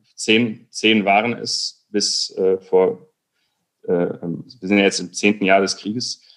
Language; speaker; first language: German; native; German